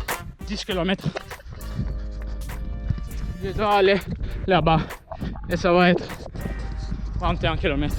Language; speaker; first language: French; non-native, learner; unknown